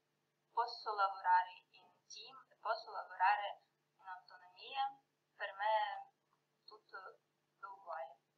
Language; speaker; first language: Italian; non-native, learner; Russian